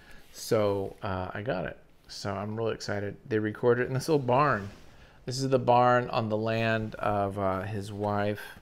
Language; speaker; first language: English; native; English